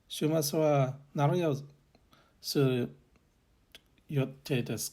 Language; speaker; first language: Japanese; non-native, learner; English